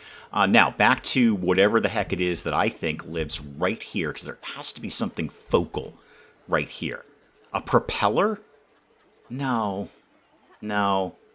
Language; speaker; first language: English; native; English